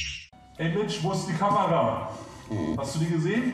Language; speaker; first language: German; native; German